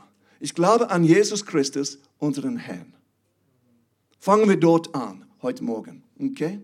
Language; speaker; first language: German; non-native, fluent; English